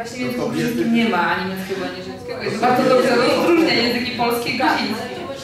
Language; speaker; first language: Polish; non-native, fluent; Georgian